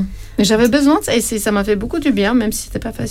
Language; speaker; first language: French; non-native, fluent; Armenian